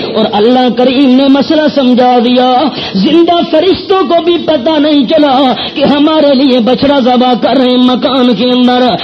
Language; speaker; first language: Urdu; non-native, local second language; Pashto